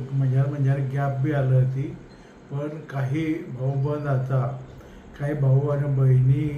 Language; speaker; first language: Marathi; non-native, local second language; Bhili